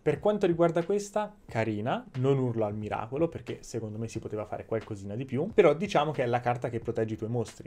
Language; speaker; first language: Italian; native; Italian